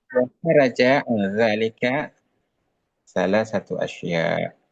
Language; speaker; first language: Arabic; non-native, fluent; Indonesian